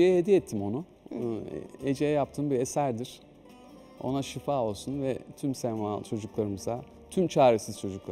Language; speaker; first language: Turkish; native; Turkish